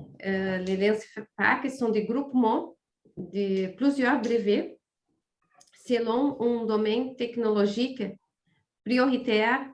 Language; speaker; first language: French; non-native, fluent; Portuguese